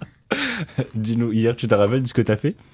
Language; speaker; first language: French; native; French